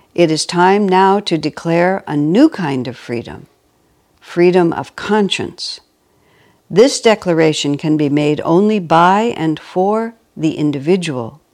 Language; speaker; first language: English; native; English